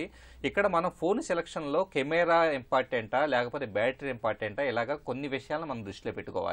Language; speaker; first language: Telugu; native; Telugu